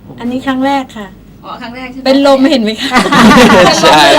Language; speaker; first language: Thai; native; Thai